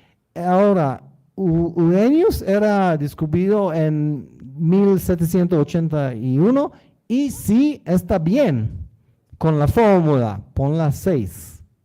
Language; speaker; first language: Spanish; non-native, learner; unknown